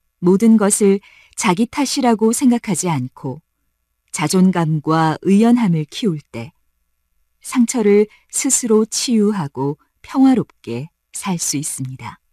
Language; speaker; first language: Korean; native; Korean